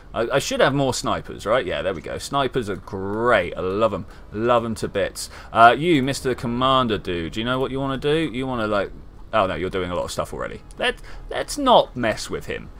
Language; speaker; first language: English; native; English